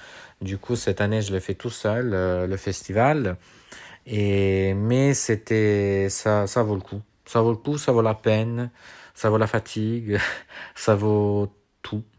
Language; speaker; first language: French; non-native, fluent; Italian